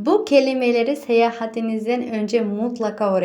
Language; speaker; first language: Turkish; non-native, fluent; Uzbek